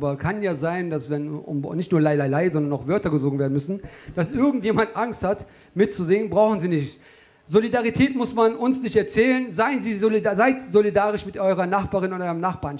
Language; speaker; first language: German; early bilingual, other home language; Turkish